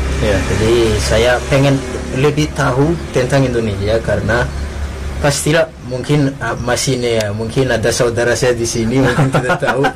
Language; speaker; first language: Indonesian; non-native, fluent; Malagasy